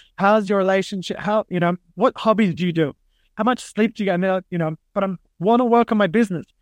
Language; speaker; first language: English; native; English